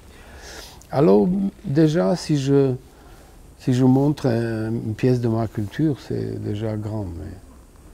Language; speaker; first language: French; non-native, fluent; Serbian